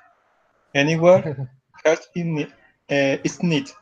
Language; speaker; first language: English; non-native, learner; Spanish